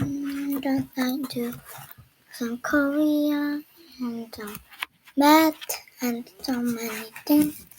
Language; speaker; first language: English; non-native, learner; Korean